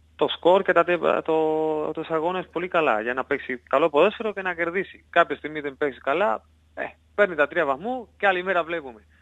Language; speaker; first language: Greek; non-native, learner; Spanish